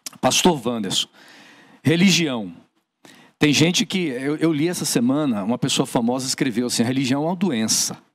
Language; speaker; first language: Portuguese; native; Portuguese